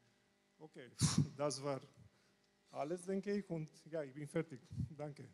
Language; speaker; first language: German; non-native, learner; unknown